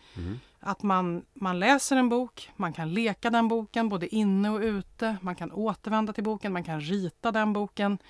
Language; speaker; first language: Swedish; native; Swedish